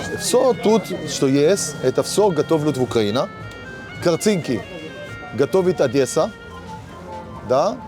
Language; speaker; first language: Russian; early bilingual, heritage; Hebrew